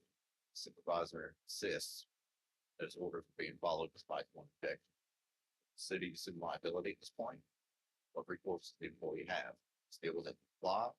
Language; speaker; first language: English; native; English